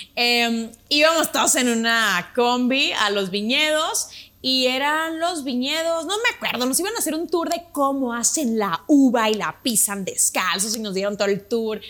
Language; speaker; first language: Spanish; native; Spanish